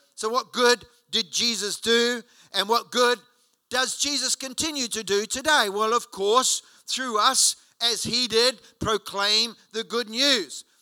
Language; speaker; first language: English; native; English